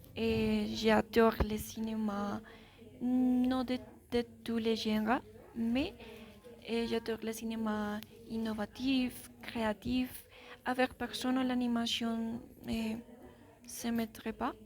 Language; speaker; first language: French; non-native, learner; Spanish